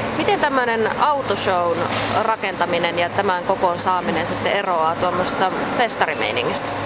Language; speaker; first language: Finnish; native; Finnish